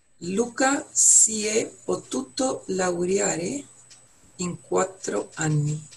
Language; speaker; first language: Italian; non-native, learner; Spanish